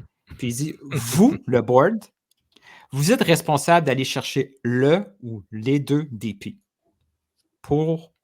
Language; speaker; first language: French; native; French